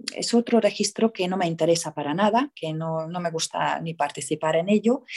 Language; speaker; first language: Spanish; non-native, fluent; Hungarian